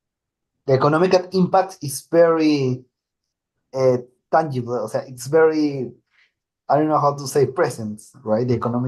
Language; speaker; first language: English; non-native, learner; Spanish